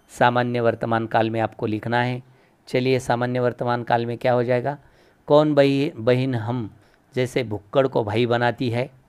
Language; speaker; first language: Hindi; non-native, local second language; Marathi